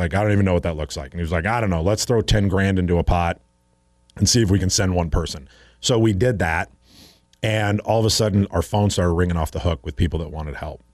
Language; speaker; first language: English; native; English